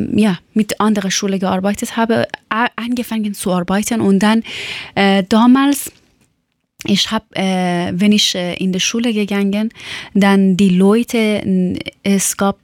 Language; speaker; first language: German; non-native, learner; Persian